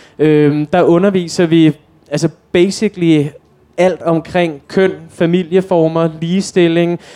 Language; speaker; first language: Danish; native; Danish